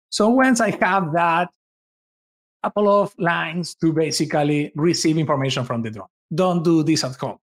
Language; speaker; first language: English; non-native, fluent; Spanish